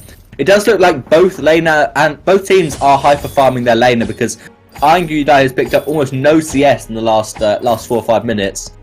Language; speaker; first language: English; native; English